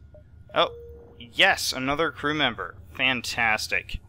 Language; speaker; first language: English; native; English